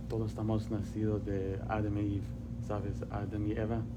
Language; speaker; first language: Spanish; non-native, learner; Pashto